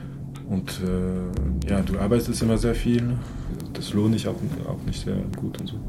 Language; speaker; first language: German; non-native, fluent; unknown